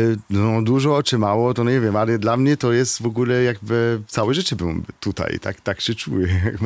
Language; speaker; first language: Polish; non-native, fluent; Arabic